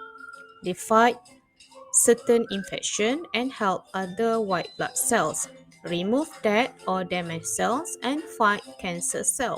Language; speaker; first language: English; non-native, fluent; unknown